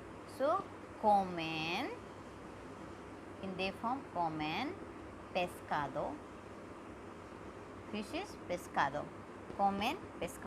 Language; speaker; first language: Spanish; non-native, learner; Hindi